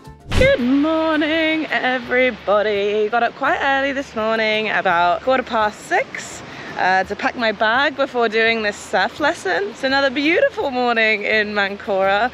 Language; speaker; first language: English; native; English